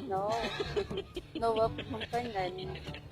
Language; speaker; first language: English; non-native, learner; Khmer